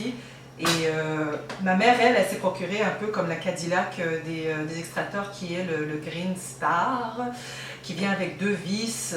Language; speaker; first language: French; native; French